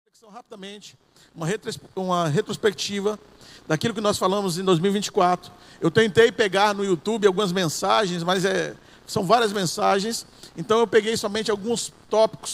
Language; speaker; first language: Portuguese; native; Portuguese